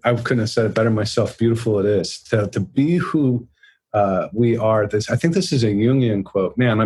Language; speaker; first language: English; native; English